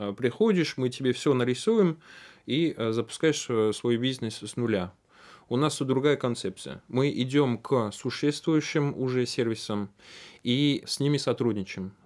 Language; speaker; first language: Russian; non-native, fluent; French